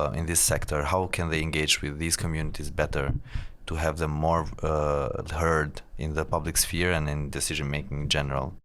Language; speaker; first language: English; non-native, fluent; Albanian